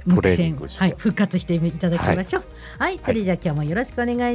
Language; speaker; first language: Japanese; native; Japanese